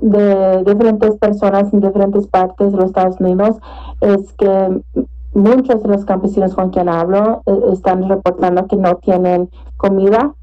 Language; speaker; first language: Spanish; early bilingual, heritage; Spanish